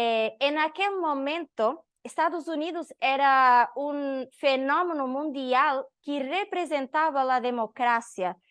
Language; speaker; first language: Spanish; non-native, learner; Portuguese